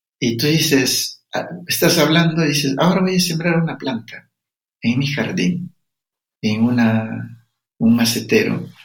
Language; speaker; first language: Spanish; non-native, local second language; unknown